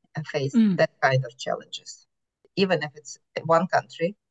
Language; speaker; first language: English; non-native, fluent; Ukrainian